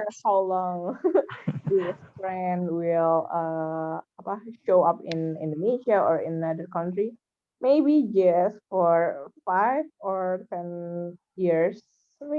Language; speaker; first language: English; non-native, learner; Indonesian